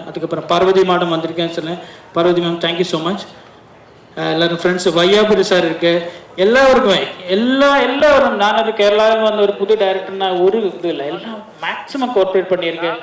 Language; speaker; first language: Tamil; non-native, learner; Malayalam